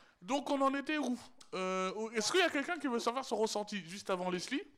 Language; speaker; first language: French; native; French